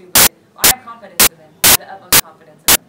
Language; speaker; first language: English; native; English